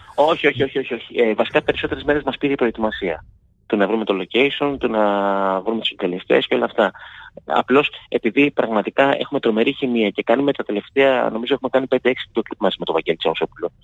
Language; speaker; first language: Greek; native; Greek